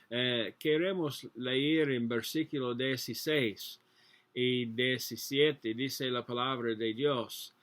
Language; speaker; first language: Spanish; non-native, learner; English